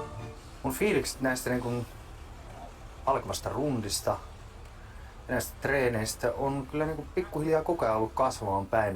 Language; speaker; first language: Finnish; native; Finnish